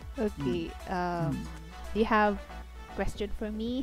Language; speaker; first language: English; non-native, fluent; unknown